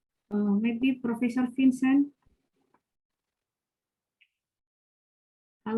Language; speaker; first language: English; non-native, fluent; Indonesian